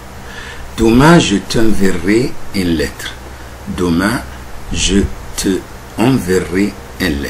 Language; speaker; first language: French; non-native, fluent; Arabic